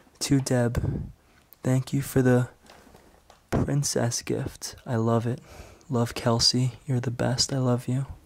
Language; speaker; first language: English; native; English